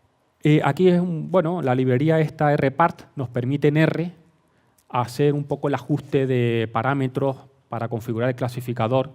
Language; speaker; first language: Spanish; native; Spanish